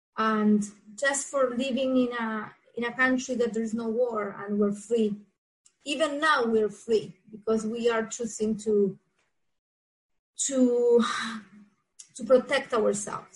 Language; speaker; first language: English; non-native, fluent; Spanish